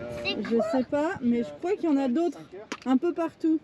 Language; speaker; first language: French; native; French